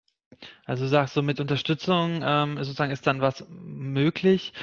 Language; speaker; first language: German; native; German